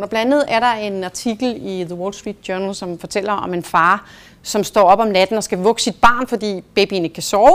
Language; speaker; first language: Danish; native; Danish